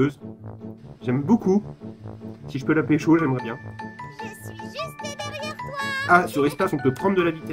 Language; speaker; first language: French; native; French